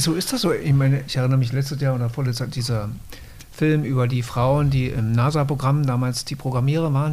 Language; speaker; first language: German; native; German